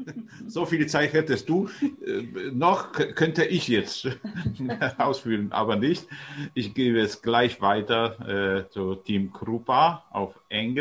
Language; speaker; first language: German; non-native, fluent; Polish